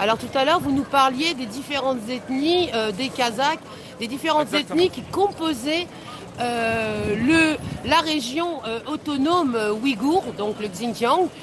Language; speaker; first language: French; native; French